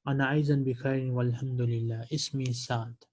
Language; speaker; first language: Arabic; non-native, fluent; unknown